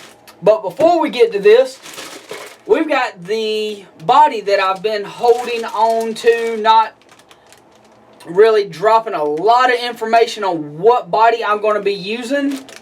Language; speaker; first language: English; native; English